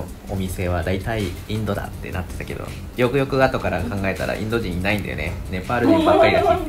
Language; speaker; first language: Japanese; native; Japanese